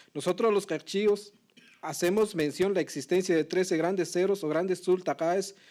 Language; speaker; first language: Spanish; non-native, local second language; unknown